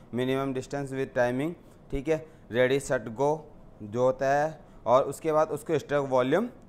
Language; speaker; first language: Hindi; native; Hindi